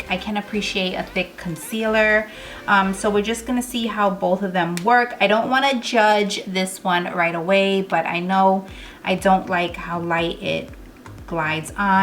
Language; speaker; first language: English; native; English